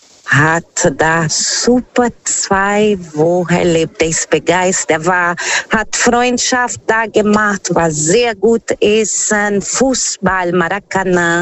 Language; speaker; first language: German; non-native, learner; Portuguese